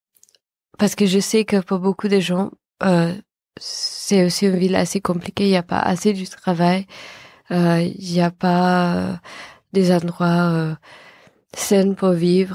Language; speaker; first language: French; non-native, fluent; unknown